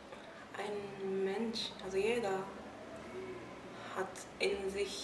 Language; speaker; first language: German; non-native, fluent; Japanese